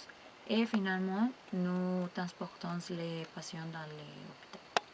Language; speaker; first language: French; non-native, learner; Spanish